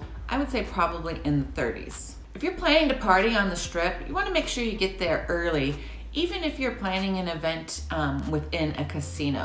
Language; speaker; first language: English; native; English